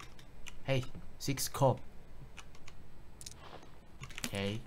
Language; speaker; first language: English; non-native, learner; Thai